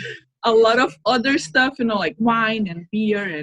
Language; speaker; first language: English; non-native, fluent; Portuguese